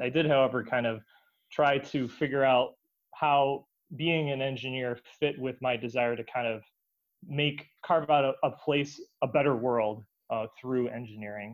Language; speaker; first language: English; native; English